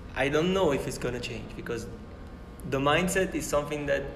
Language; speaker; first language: English; non-native, fluent; Italian